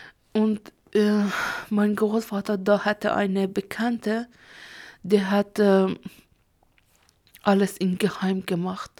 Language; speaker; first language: German; non-native, learner; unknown